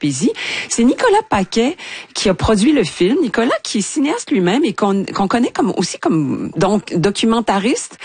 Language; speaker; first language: French; native; French